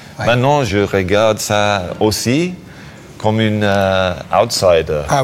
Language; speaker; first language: French; non-native, learner; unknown